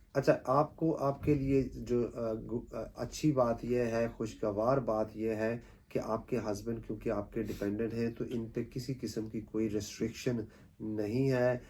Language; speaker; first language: Urdu; native; Urdu